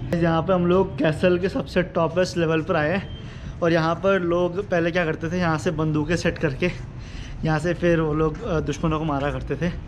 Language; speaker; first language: Hindi; native; Hindi